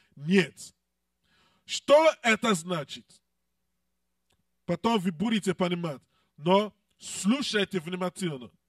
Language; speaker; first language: Russian; non-native, learner; English